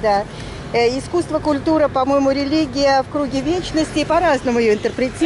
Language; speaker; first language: Russian; native; Russian